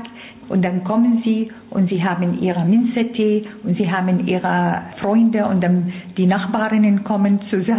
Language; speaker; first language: German; non-native, fluent; Arabic